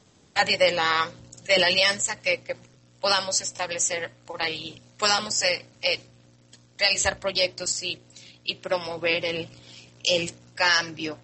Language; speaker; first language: Spanish; native; Spanish